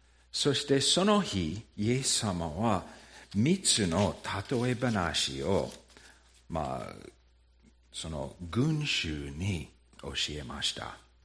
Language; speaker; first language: Japanese; non-native, fluent; English